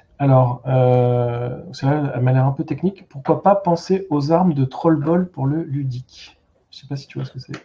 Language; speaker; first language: French; native; French